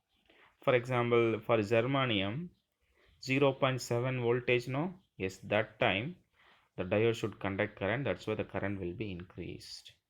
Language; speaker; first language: English; non-native, local second language; Tamil